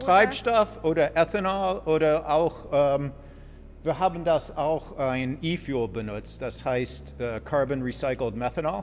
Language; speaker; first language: German; non-native, fluent; English